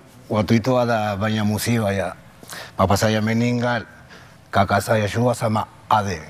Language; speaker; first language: Indonesian; non-native, fluent; Spanish